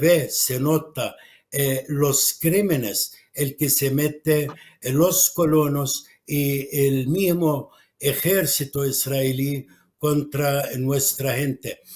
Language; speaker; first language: Spanish; non-native, fluent; Arabic